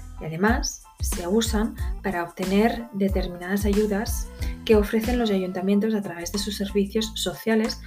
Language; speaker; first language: Spanish; native; Spanish